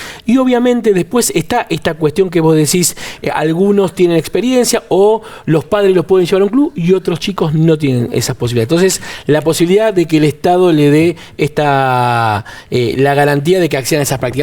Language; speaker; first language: Spanish; native; Spanish